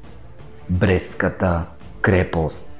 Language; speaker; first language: Bulgarian; native; Bulgarian